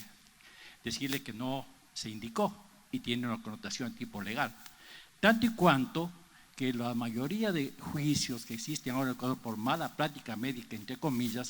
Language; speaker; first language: Spanish; native; Spanish